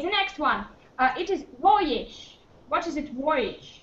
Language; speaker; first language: English; non-native, learner; Russian